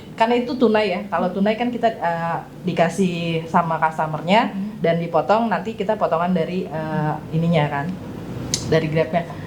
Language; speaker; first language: Indonesian; native; Indonesian